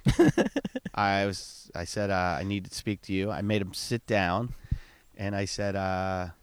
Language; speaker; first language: English; native; English